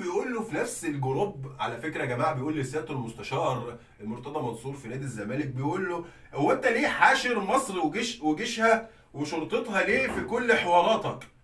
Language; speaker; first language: Arabic; native; Arabic